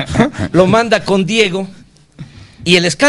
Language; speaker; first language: Spanish; native; Spanish